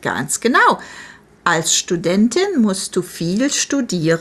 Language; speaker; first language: German; non-native, fluent; English